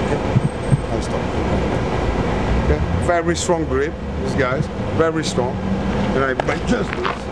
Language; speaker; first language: English; non-native, learner; French